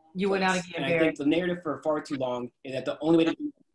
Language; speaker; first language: English; native; English